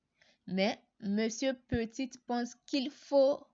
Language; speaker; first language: French; non-native, learner; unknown